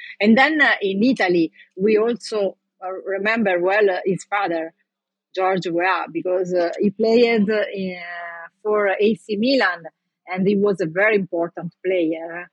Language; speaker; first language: English; non-native, learner; Italian